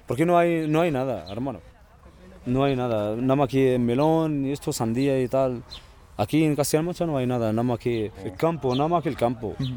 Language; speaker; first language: Spanish; non-native, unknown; Arabic